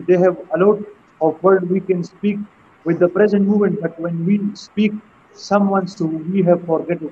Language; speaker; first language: English; non-native, learner; Pashto